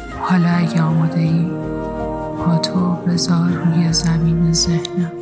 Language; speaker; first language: Persian; native; Persian